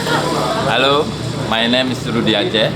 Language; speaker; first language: English; non-native, learner; Indonesian